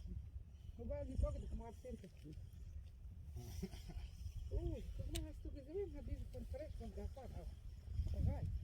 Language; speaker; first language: German; non-native, learner; Arabic